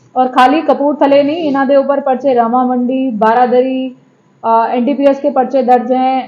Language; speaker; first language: Hindi; non-native, local second language; Punjabi